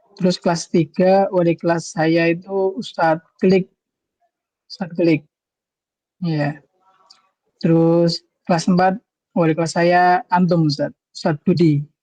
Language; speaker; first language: Indonesian; native; Indonesian